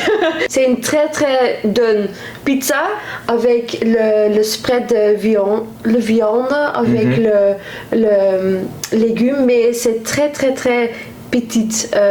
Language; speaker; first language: French; non-native, local second language; Turkish